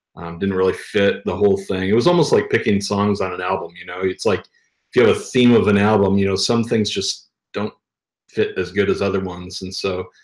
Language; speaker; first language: English; native; English